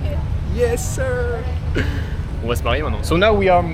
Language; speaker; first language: English; non-native, learner; French